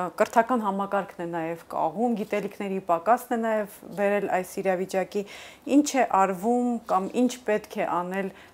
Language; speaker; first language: Armenian; native; Armenian